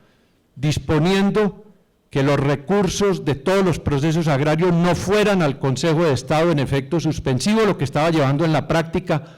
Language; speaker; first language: Spanish; native; Spanish